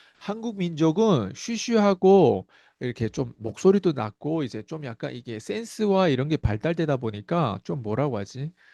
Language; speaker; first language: Korean; non-native, fluent; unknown